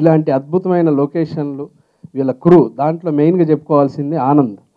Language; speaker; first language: Telugu; native; Telugu